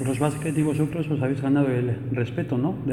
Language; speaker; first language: Spanish; native; Spanish